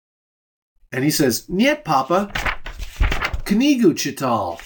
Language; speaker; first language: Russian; non-native, fluent; English